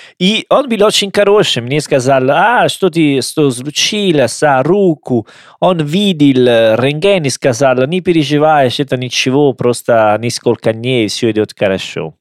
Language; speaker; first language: Russian; non-native, learner; Italian